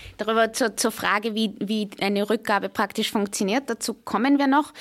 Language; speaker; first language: German; native; German